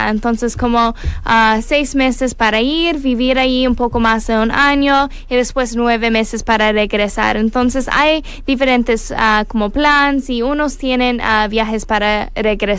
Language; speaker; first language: Spanish; non-native, learner; English